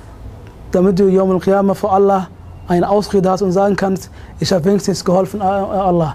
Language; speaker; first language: German; early bilingual, other home language; Somali